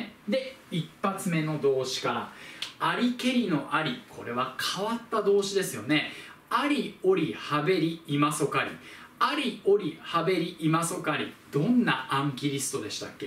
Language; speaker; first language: Japanese; native; Japanese